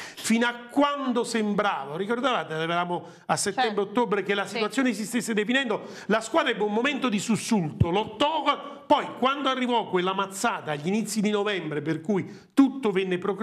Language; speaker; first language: Italian; native; Italian